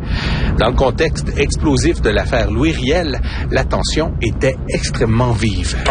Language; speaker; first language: French; native; French